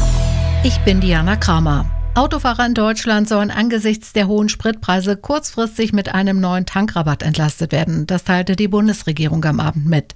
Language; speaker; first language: German; native; German